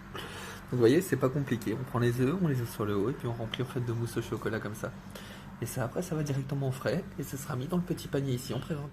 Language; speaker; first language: French; native; French